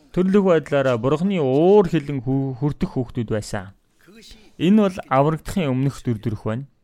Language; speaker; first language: Mongolian; non-native, fluent; Korean